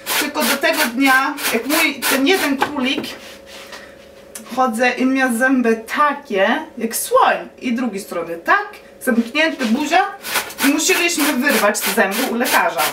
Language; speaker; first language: Polish; non-native, learner; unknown